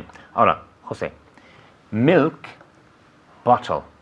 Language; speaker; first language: Spanish; non-native, fluent; English